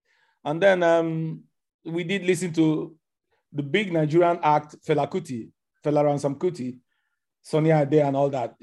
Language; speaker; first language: English; non-native, local second language; Igbo